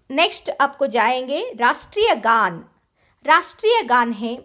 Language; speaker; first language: Hindi; non-native, local second language; Kannada